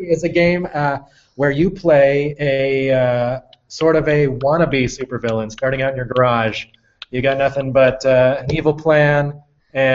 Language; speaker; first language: English; native; English